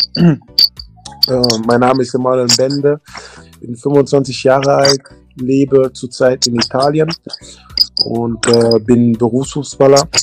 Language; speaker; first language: German; early bilingual, other home language; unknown